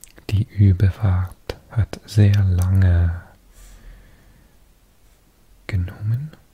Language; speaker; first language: German; non-native, learner; Welsh